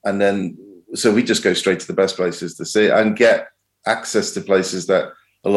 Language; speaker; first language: English; native; English